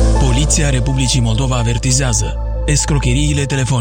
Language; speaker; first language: Romanian; native; Romanian